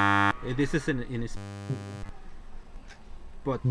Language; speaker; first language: English; non-native, learner; Spanish